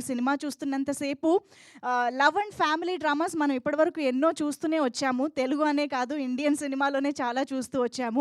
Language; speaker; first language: Telugu; native; Telugu